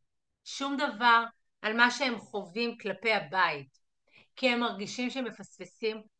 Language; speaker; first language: Hebrew; native; Hebrew